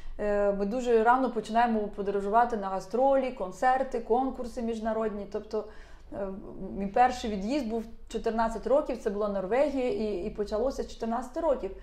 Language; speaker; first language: Ukrainian; non-native, local second language; Russian